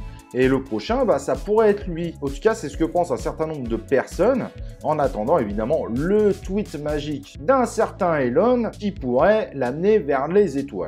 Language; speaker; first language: French; native; French